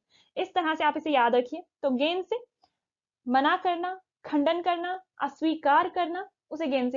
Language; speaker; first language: Hindi; native; Hindi